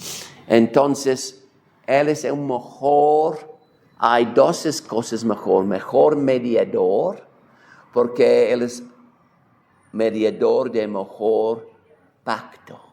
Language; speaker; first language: Spanish; non-native, fluent; English